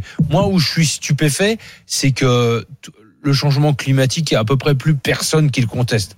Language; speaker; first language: French; native; French